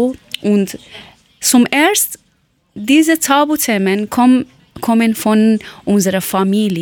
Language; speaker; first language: German; non-native, learner; Persian